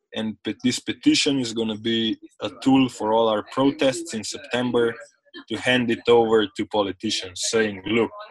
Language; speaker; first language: English; non-native, fluent; Slovenian